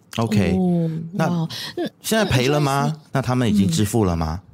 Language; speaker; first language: Chinese; native; Chinese